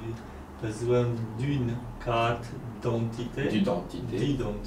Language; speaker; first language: French; non-native, learner; Polish